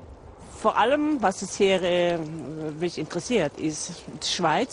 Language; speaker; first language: German; non-native, fluent; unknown